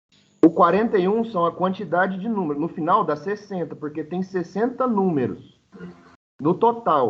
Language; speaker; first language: Portuguese; native; Portuguese